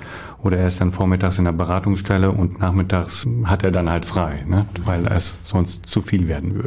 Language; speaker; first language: German; native; German